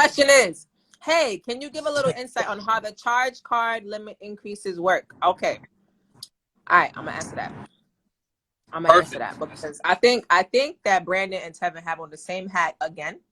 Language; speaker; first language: English; native; English